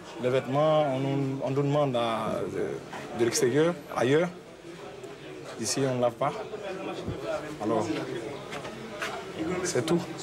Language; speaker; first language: French; non-native, local second language; Haitian Creole